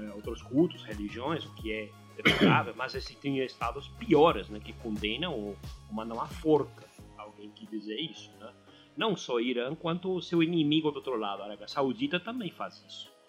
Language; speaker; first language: Portuguese; non-native, fluent; Spanish